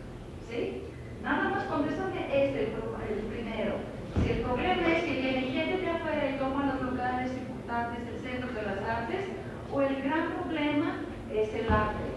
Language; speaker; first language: Spanish; non-native, fluent; Greek